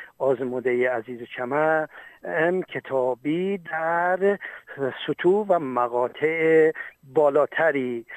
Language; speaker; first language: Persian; non-native, local second language; Talysh